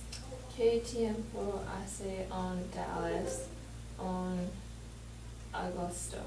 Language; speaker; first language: Spanish; non-native, learner; English